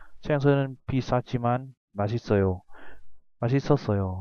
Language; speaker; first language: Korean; non-native, learner; Vietnamese